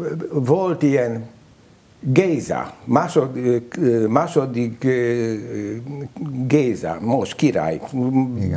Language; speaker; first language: Hungarian; non-native, learner; Polish